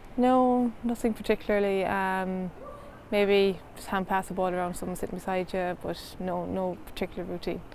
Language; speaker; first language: English; native; English